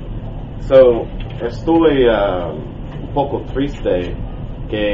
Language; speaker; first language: Spanish; non-native, learner; English